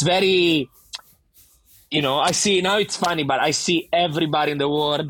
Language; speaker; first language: English; non-native, fluent; Italian